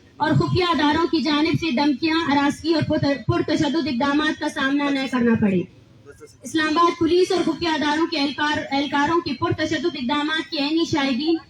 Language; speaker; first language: Urdu; non-native, local second language; Baluchi